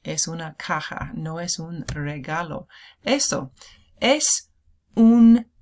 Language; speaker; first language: Spanish; non-native, fluent; English